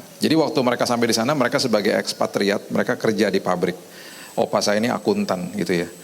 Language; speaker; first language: Indonesian; native; Indonesian